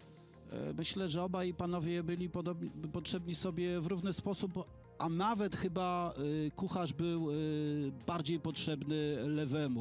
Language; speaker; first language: Polish; native; Polish